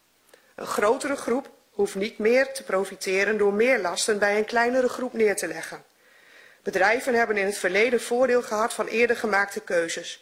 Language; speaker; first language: Dutch; native; Dutch